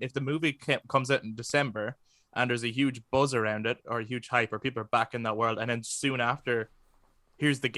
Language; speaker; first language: English; native; English